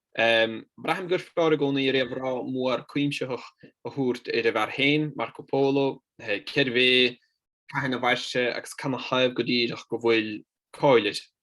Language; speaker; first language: Irish; non-native, fluent; Italian